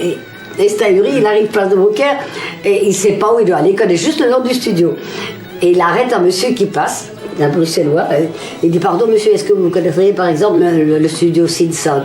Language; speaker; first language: French; native; French